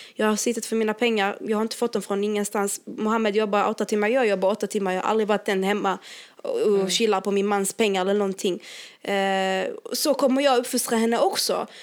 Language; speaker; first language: Swedish; early bilingual, other home language; Arabic